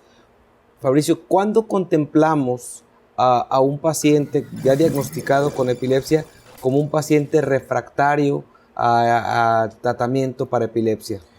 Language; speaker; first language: Spanish; native; Spanish